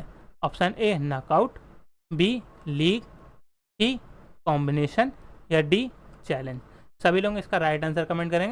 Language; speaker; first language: Hindi; native; Hindi